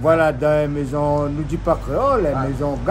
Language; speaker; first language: French; non-native, local second language; Malagasy